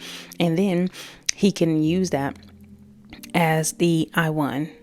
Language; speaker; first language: English; native; English